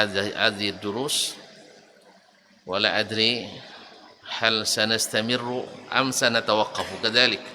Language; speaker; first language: Arabic; non-native, fluent; Indonesian